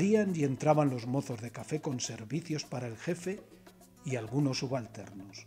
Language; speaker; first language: Spanish; native; Spanish